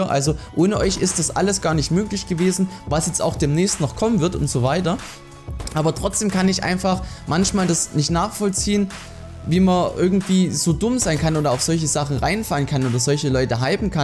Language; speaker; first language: German; native; German